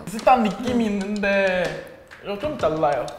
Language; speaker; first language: Korean; non-native, fluent; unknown